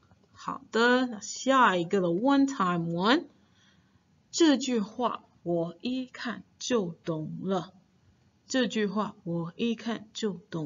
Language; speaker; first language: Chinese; non-native, fluent; English